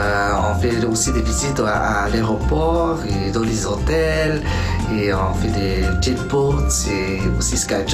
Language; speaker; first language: French; non-native, fluent; English